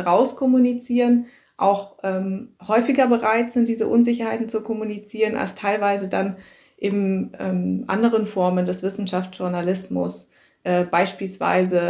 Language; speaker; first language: German; native; German